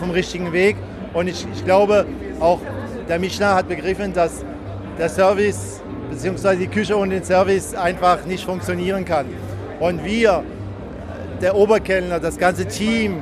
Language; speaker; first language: German; native; German